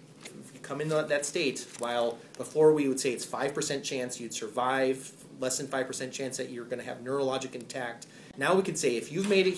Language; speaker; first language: English; native; English